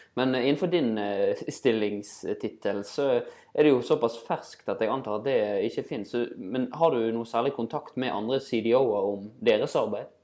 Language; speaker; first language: Norwegian; native; Norwegian